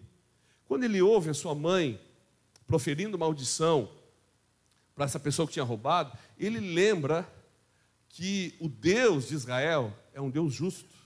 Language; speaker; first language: Portuguese; native; Portuguese